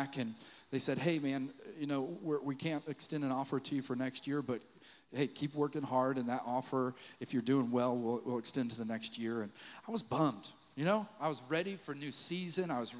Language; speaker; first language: English; native; English